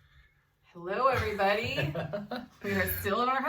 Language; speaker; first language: English; native; English